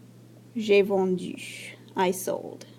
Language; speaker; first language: French; non-native, fluent; English